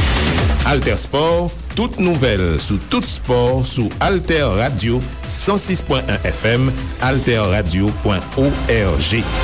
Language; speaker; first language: French; non-native, local second language; Haitian Creole